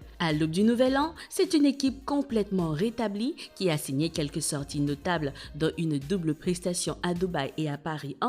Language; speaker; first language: French; non-native, local second language; Haitian Creole